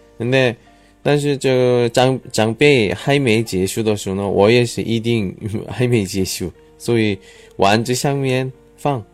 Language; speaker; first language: Chinese; non-native, learner; Korean